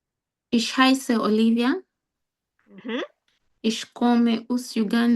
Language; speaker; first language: German; non-native, learner; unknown